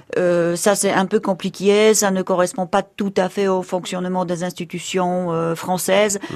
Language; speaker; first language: French; non-native, fluent; Polish